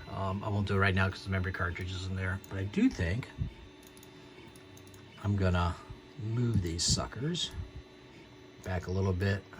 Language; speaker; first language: English; native; English